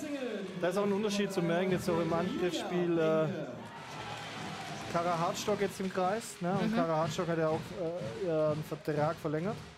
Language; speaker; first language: German; native; German